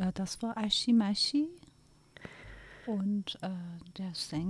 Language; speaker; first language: German; non-native, fluent; Persian